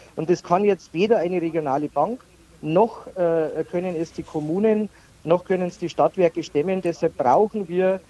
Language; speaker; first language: German; native; German